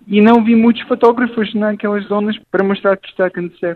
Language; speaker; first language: Portuguese; non-native, fluent; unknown